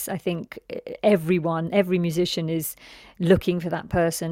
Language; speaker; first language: English; native; English